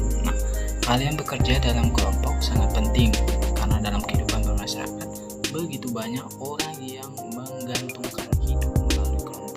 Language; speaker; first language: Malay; non-native, local second language; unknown